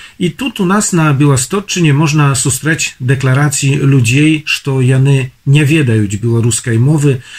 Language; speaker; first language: Belarusian; native; Belarusian